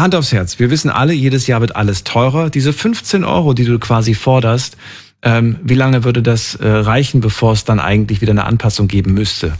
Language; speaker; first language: German; native; German